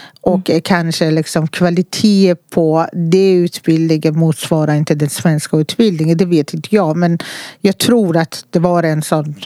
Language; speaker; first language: Swedish; non-native, fluent; Persian